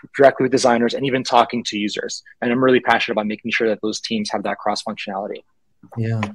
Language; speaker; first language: English; early bilingual, other home language; Spanish